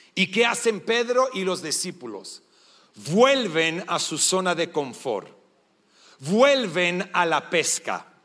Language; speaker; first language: Spanish; non-native, fluent; English